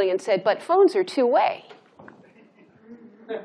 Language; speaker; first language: English; native; English